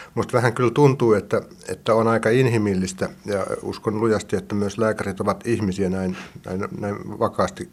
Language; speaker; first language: Finnish; native; Finnish